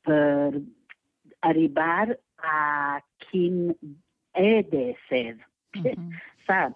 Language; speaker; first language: Catalan; non-native, fluent; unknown